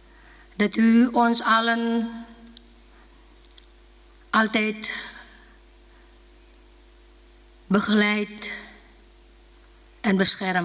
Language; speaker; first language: Dutch; non-native, fluent; Indonesian